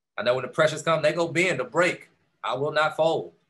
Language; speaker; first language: English; native; English